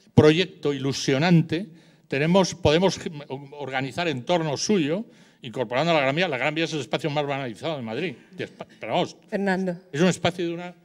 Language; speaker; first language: Spanish; native; Spanish